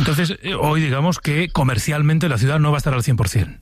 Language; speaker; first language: Spanish; native; Spanish